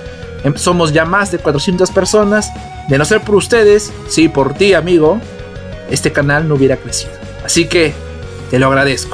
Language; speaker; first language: Spanish; native; Spanish